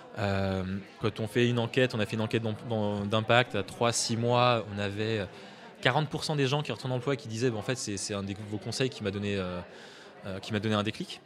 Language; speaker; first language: French; native; French